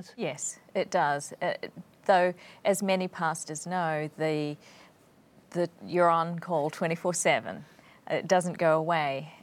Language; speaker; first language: English; native; English